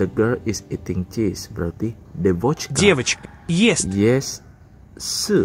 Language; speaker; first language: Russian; non-native, learner; Indonesian